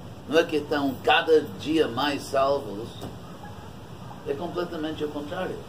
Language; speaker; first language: Portuguese; non-native, fluent; English